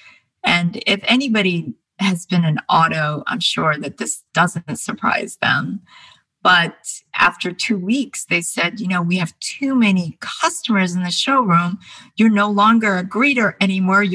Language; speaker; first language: English; early bilingual, other home language; Korean